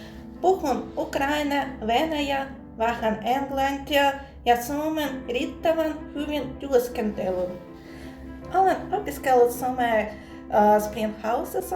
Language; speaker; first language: Finnish; non-native, learner; Ukrainian